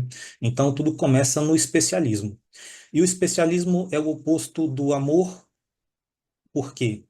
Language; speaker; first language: Portuguese; native; Portuguese